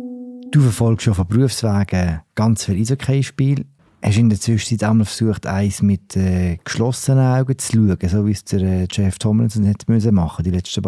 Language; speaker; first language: German; native; German